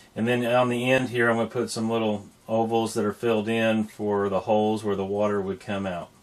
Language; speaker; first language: English; native; English